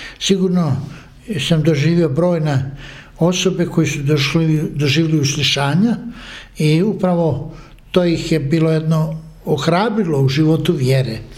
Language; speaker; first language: Croatian; native; Croatian